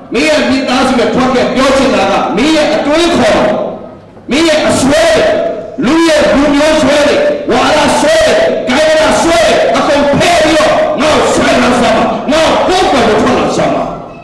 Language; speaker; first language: Burmese; non-native, local second language; Hakha Chin